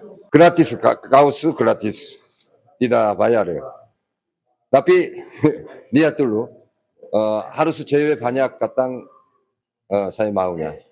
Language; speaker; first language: Indonesian; non-native, learner; Korean